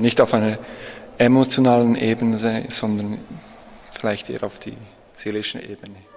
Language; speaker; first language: German; early bilingual, other home language; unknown